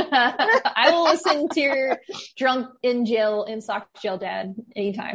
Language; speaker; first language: English; native; English